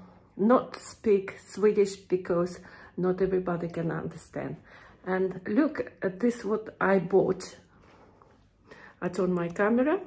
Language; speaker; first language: English; non-native, learner; Russian